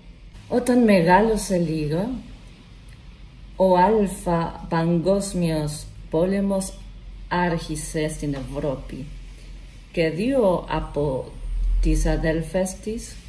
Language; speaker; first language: Greek; non-native, learner; Spanish